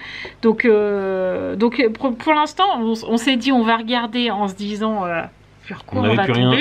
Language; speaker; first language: French; native; French